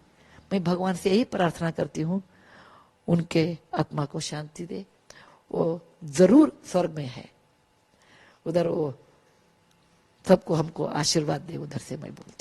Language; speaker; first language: Hindi; non-native, local second language; Kannada